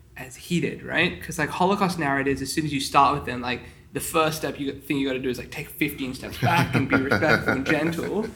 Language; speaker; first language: English; native; English